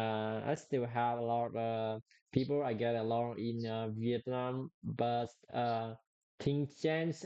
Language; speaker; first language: English; non-native, learner; Vietnamese